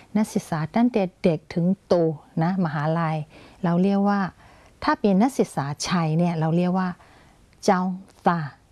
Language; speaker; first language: Thai; non-native, fluent; Burmese